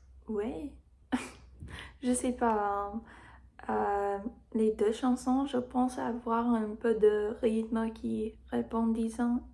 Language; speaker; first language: French; non-native, learner; English